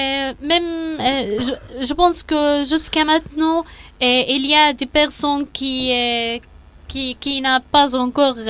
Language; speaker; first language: French; non-native, learner; Arabic